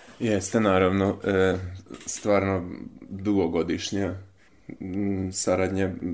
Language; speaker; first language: Serbian; non-native, local second language; Hungarian